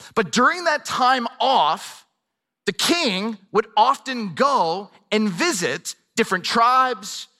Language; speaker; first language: English; native; English